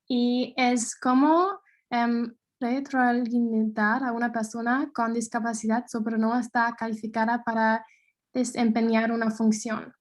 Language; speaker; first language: Spanish; non-native, fluent; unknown